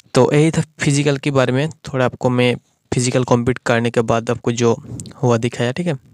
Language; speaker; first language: Hindi; non-native, local second language; Bangla